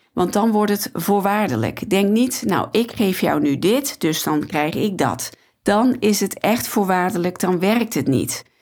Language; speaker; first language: Dutch; native; Dutch